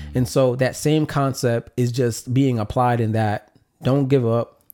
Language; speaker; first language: English; native; English